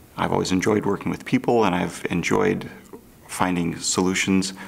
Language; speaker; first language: English; native; English